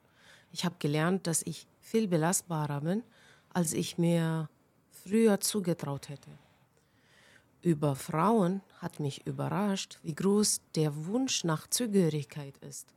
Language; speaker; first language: German; non-native, fluent; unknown